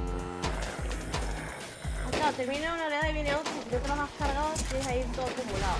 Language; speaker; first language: Spanish; native; Spanish